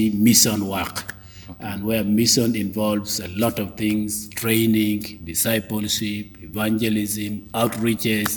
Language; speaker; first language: English; non-native, local second language; Acoli